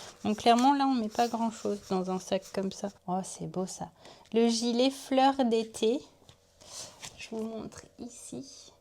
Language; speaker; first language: French; native; French